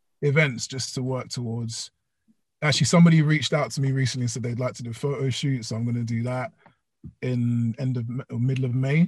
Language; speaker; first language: English; native; English